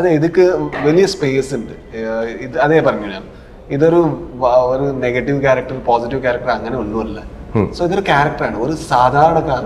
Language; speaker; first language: Malayalam; non-native, fluent; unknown